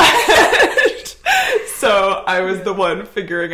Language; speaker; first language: English; native; English